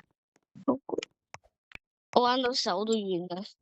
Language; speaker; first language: Chinese; early bilingual, heritage; Cantonese